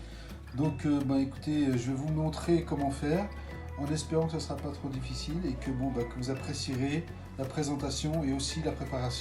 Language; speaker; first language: French; native; French